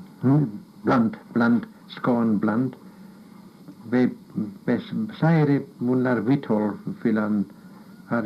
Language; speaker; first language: Turkish; non-native, fluent; English